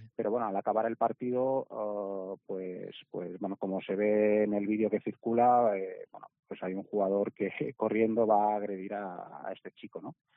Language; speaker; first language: Spanish; non-native, local second language; Catalan